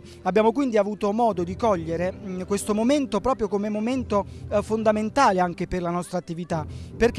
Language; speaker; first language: Italian; native; Italian